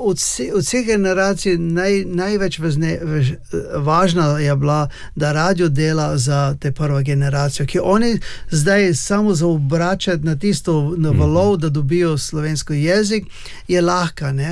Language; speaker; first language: Slovenian; early bilingual, heritage; Slovenian